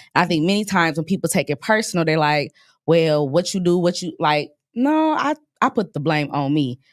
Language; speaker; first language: English; native; English